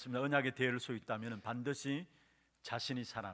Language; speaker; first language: Korean; native; Korean